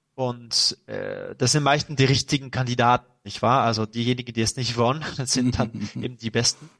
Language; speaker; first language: German; non-native, fluent; French